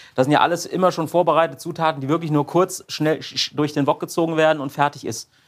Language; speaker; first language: German; native; German